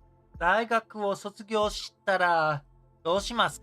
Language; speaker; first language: Japanese; non-native, learner; English